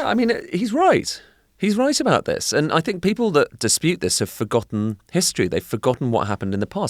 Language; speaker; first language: English; native; English